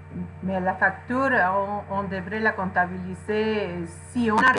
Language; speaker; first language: French; non-native, fluent; Spanish